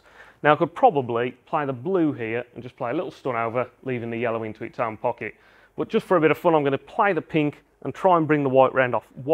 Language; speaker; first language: English; native; English